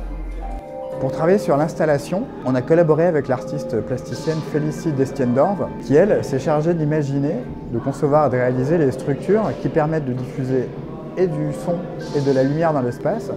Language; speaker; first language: French; native; French